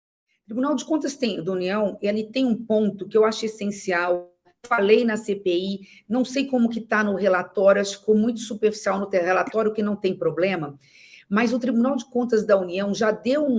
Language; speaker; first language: Portuguese; native; Portuguese